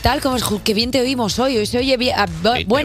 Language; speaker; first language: Spanish; native; Spanish